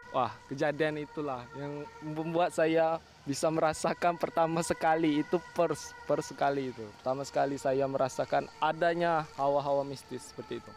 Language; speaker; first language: Indonesian; non-native, local second language; Minangkabau